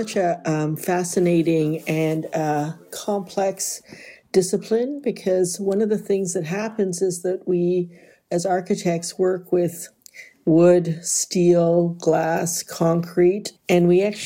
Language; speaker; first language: English; native; English